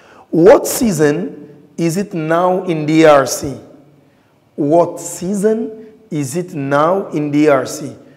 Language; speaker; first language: English; non-native, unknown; Lingala